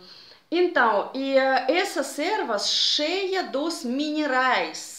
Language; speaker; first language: Portuguese; non-native, fluent; Russian